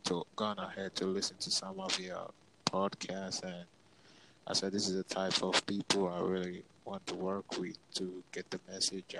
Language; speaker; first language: English; non-native, local second language; Igbo